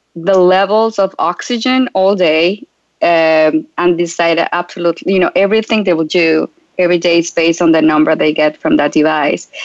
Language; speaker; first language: English; non-native, fluent; Spanish